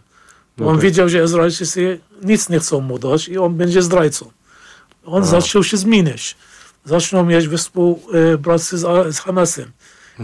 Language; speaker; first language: Polish; non-native, learner; Arabic